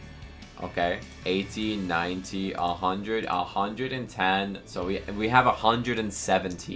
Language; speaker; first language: English; native; English